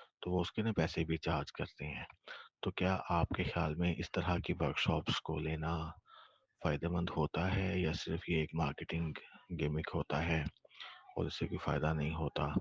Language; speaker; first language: Urdu; native; Urdu